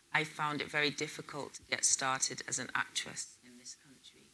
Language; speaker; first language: English; native; English